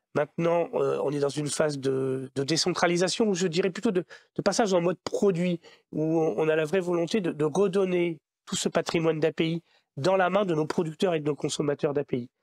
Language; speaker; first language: French; native; French